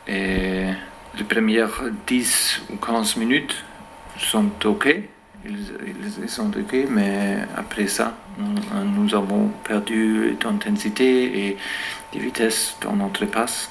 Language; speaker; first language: French; non-native, fluent; German